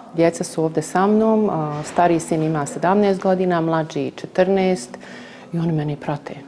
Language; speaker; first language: Serbian; native; Serbian